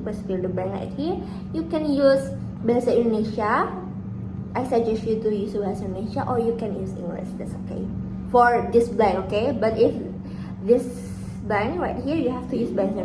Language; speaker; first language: English; non-native, fluent; Indonesian